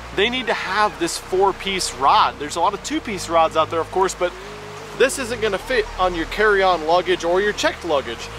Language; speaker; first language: English; native; English